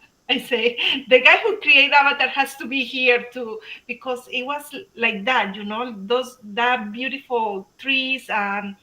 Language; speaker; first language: English; non-native, learner; Spanish